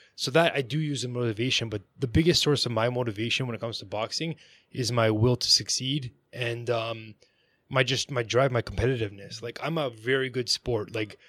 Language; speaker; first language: English; native; English